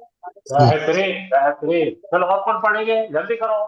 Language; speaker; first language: Hindi; native; Hindi